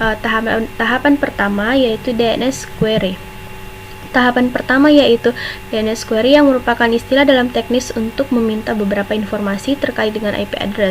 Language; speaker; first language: Indonesian; native; Indonesian